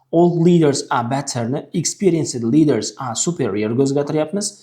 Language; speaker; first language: English; non-native, fluent; Uzbek